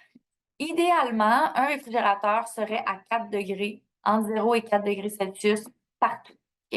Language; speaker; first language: French; native; French